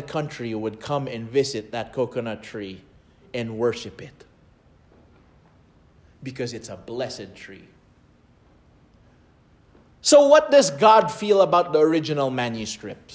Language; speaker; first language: English; non-native, local second language; Filipino